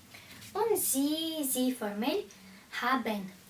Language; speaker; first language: German; non-native, fluent; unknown